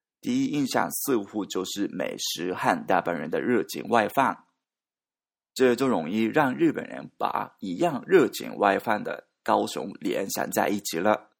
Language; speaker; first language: Chinese; non-native, learner; Japanese